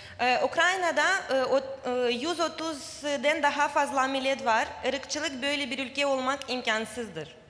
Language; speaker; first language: Turkish; non-native, fluent; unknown